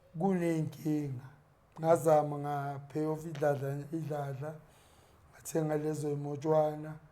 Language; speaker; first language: Zulu; native; Zulu